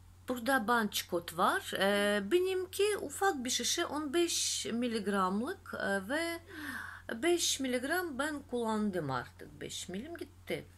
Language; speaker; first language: Turkish; non-native, fluent; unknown